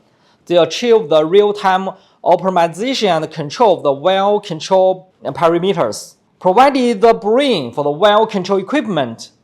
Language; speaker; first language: English; non-native, fluent; Chinese